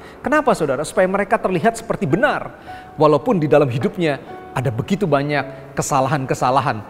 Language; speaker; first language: Indonesian; native; Indonesian